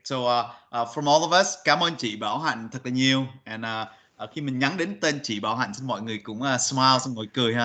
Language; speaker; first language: Vietnamese; early bilingual, heritage; Vietnamese